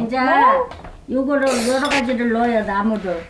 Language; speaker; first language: Korean; native; Korean